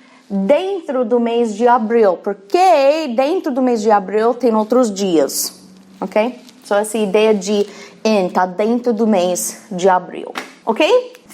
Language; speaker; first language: Portuguese; non-native, fluent; English